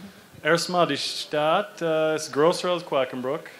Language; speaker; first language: German; non-native, learner; English